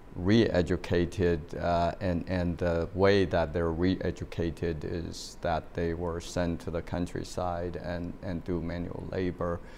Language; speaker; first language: English; non-native, fluent; Chinese